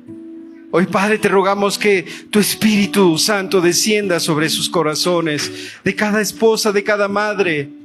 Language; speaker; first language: Spanish; native; Spanish